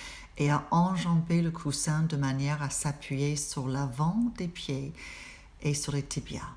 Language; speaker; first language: French; non-native, fluent; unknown